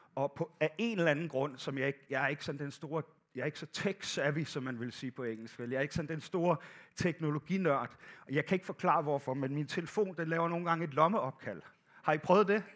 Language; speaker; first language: Danish; native; Danish